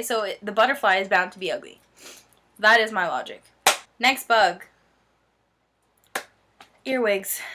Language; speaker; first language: English; native; English